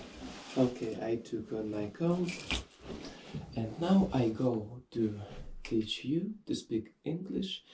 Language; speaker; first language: English; non-native, fluent; Russian